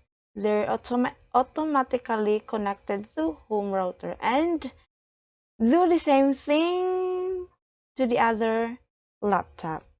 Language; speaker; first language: English; non-native, learner; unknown